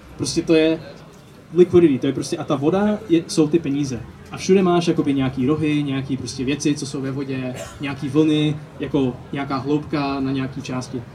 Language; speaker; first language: Czech; early bilingual, heritage; Czech